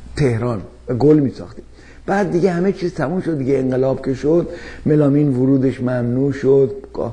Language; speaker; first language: Persian; native; Persian